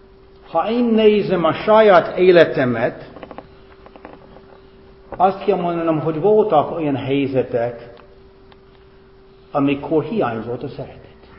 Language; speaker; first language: Hungarian; non-native, fluent; English